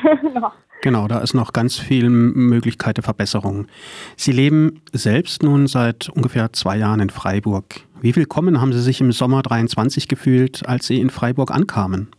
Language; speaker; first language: German; native; German